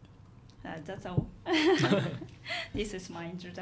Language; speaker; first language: English; non-native, learner; Japanese